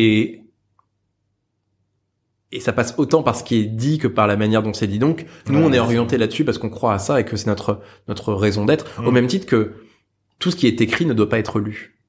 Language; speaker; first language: French; native; French